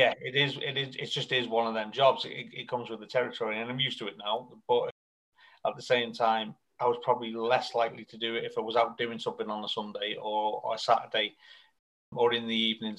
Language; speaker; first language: English; native; English